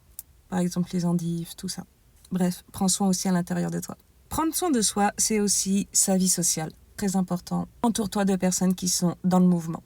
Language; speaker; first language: French; native; French